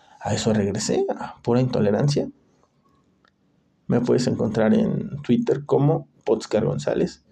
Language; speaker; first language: Spanish; native; Spanish